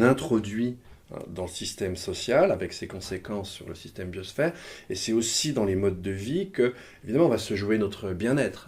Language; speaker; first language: French; native; French